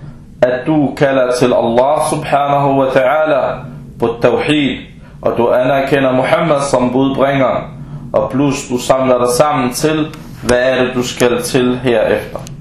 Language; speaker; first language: Danish; early bilingual, other home language; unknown